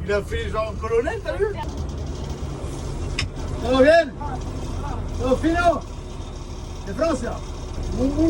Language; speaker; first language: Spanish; non-native, learner; French